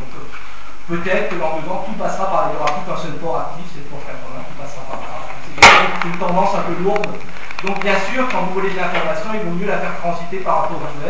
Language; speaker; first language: French; native; French